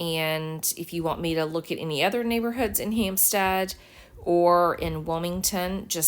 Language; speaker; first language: English; native; English